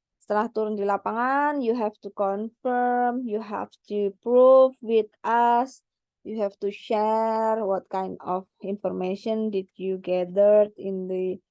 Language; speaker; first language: English; non-native, learner; Indonesian